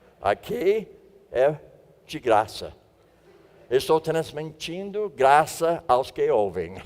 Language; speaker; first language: Portuguese; non-native, fluent; English